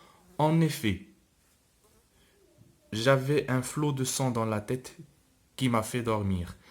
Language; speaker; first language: French; non-native, local second language; Arabic